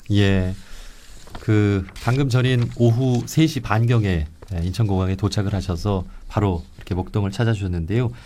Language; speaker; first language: Korean; native; Korean